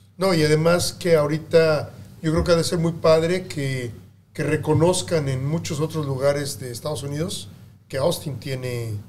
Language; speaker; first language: Spanish; native; Spanish